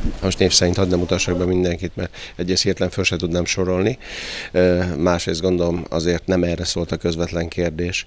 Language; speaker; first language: Hungarian; native; Hungarian